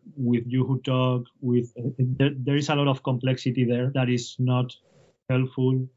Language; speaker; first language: English; non-native, fluent; Spanish